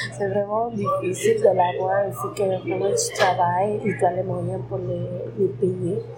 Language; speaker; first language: French; non-native, fluent; Spanish